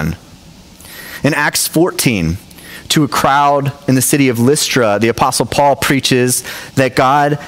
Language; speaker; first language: English; native; English